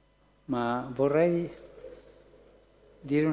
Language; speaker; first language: Italian; early bilingual, heritage; Spanish